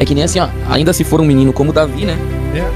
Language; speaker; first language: Portuguese; native; Portuguese